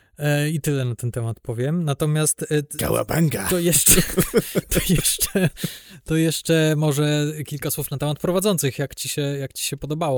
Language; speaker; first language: Polish; native; Polish